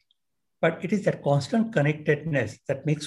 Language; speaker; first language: English; non-native, local second language; Marathi